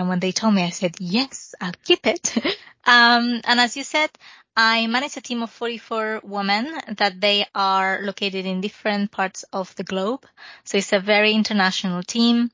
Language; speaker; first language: English; non-native, fluent; Spanish